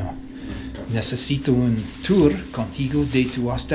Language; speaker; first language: Spanish; non-native, learner; English